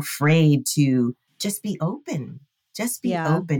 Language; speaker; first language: English; native; English